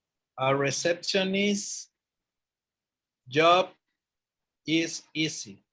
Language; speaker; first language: English; non-native, learner; Spanish